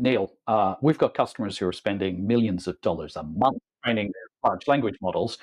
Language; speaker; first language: English; native; English